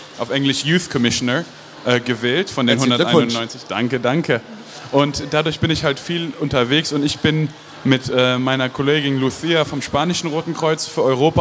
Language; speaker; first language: German; non-native, local second language; Luxembourgish